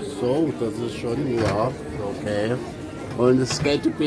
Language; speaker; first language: German; non-native, learner; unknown